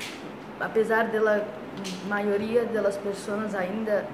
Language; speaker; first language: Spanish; non-native, learner; Portuguese